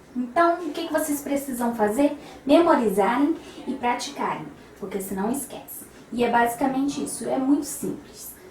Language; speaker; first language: Portuguese; native; Portuguese